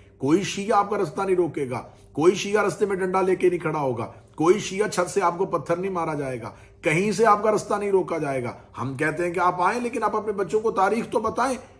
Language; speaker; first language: Urdu; non-native, local second language; Punjabi